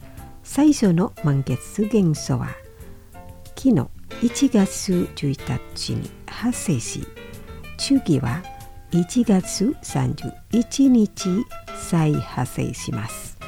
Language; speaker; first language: Japanese; non-native, fluent; Indonesian